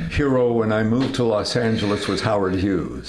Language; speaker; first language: English; native; English